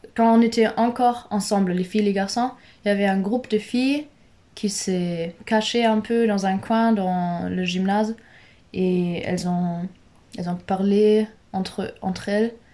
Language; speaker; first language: French; non-native, fluent; German